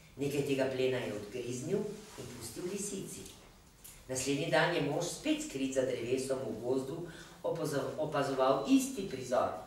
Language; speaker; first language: Slovenian; native; Slovenian